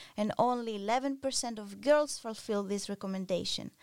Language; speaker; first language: English; non-native, fluent; Greek